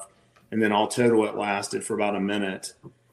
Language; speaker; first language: English; native; English